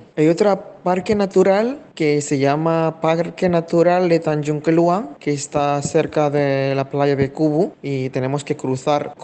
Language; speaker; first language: Spanish; non-native, fluent; Indonesian